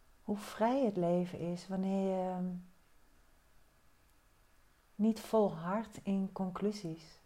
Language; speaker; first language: Dutch; native; Dutch